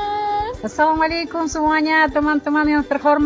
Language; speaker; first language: Indonesian; non-native, fluent; Russian